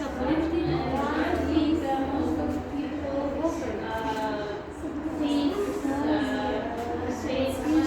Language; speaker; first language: English; non-native, learner; Uzbek